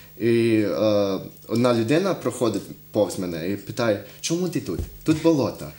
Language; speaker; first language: Ukrainian; non-native, fluent; English